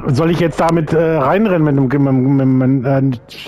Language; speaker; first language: German; native; German